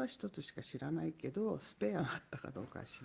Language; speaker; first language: Japanese; native; Japanese